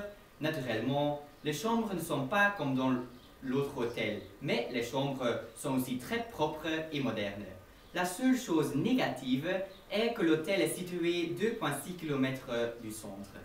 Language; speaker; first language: French; non-native, learner; Dutch